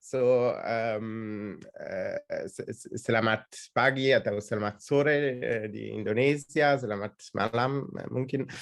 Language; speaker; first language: Indonesian; non-native, learner; Italian